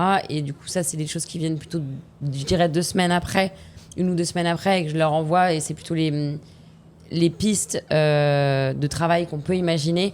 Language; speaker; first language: French; native; French